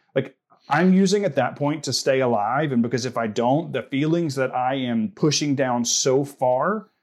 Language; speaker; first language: English; native; English